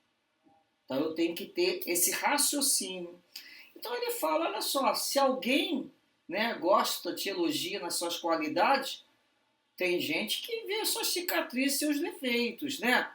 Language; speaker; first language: Portuguese; native; Portuguese